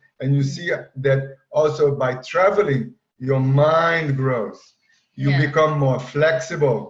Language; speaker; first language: English; non-native, fluent; Portuguese